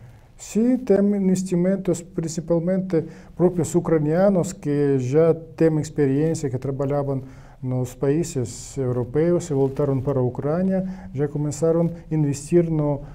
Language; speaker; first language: Portuguese; non-native, learner; Ukrainian